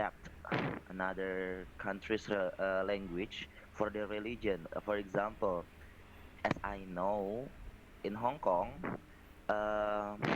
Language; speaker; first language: English; non-native, learner; Indonesian